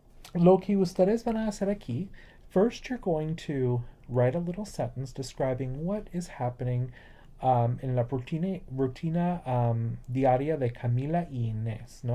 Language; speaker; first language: Spanish; non-native, fluent; English